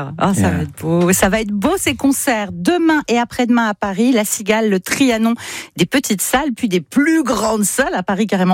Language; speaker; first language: French; native; French